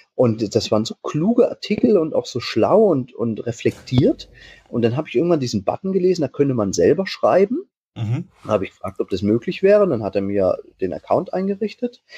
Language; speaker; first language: German; native; German